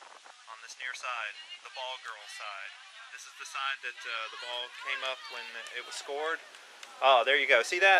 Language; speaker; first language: English; native; English